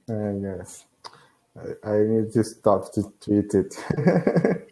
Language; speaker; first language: English; non-native, learner; Portuguese